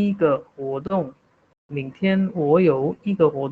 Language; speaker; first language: Chinese; non-native, fluent; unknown